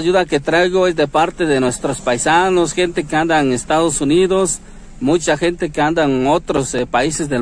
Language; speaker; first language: Spanish; native; Spanish